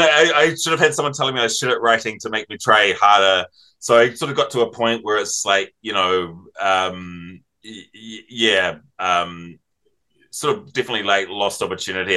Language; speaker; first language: English; native; English